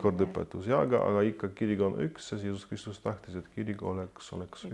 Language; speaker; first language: Estonian; non-native, fluent; Polish